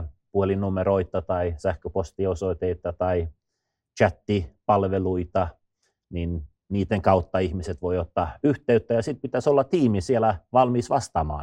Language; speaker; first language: Finnish; non-native, fluent; Swedish